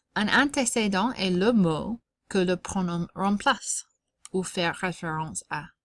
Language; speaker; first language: French; non-native, fluent; English